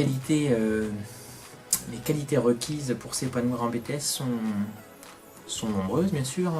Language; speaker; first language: French; native; French